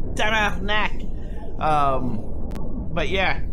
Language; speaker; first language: English; native; English